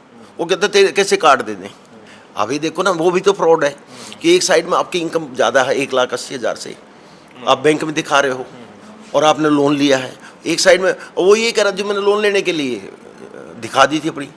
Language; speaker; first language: Hindi; native; Hindi